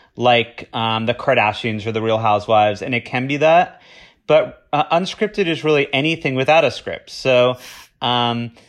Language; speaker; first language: English; native; English